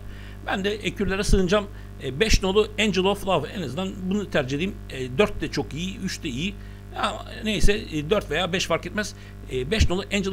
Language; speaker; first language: Turkish; native; Turkish